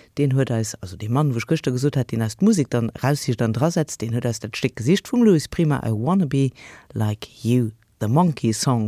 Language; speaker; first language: Luxembourgish; native; Luxembourgish